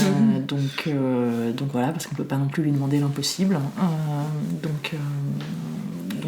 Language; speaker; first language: French; native; French